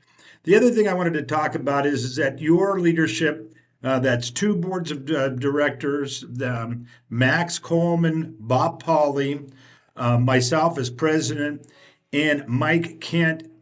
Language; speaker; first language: English; native; English